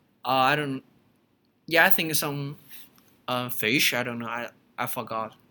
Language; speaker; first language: English; non-native, learner; Chinese